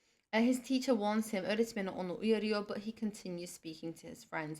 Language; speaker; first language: English; non-native, fluent; Turkish